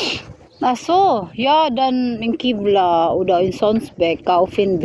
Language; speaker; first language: German; non-native, learner; Cebuano